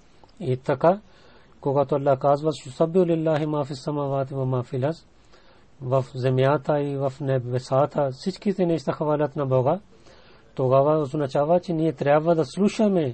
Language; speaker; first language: Bulgarian; non-native, learner; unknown